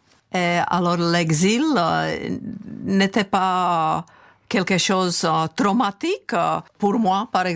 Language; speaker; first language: French; non-native, fluent; Czech